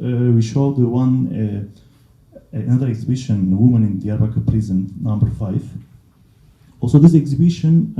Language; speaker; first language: English; non-native, learner; Kurdish